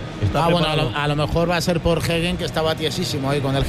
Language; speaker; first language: Spanish; native; Spanish